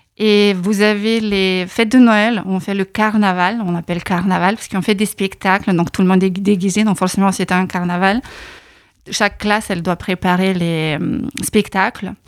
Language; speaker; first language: French; non-native, fluent; Lithuanian